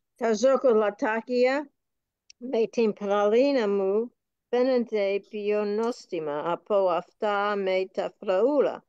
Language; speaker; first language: Greek; non-native, learner; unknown